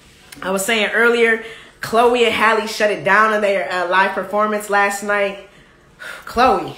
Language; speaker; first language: English; native; English